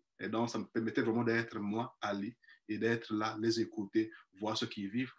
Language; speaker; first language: French; non-native, fluent; Igbo